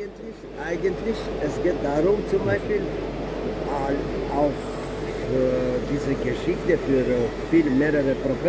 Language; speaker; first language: German; non-native, learner; Albanian